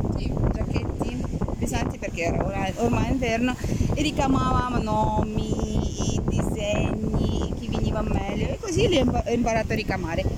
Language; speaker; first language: Italian; non-native, fluent; Uzbek